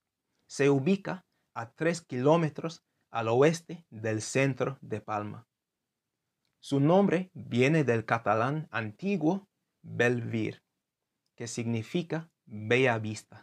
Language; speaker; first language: Spanish; non-native, fluent; English